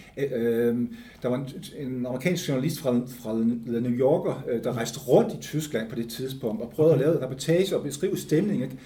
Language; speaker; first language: Danish; native; Danish